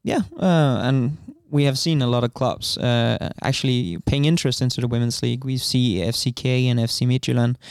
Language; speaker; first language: English; non-native, fluent; Danish